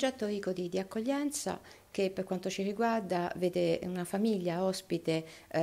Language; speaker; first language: Italian; native; Italian